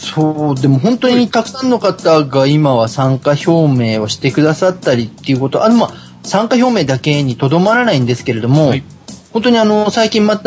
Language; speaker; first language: Japanese; native; Japanese